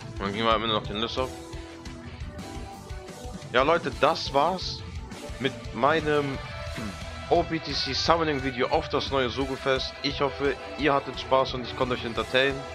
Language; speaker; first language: German; native; German